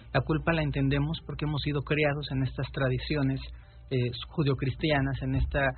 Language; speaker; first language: Spanish; native; Spanish